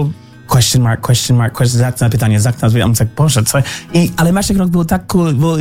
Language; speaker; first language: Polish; non-native, learner; English